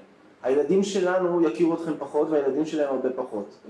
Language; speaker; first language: Hebrew; native; Hebrew